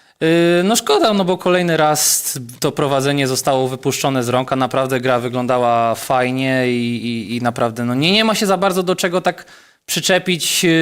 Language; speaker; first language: Polish; native; Polish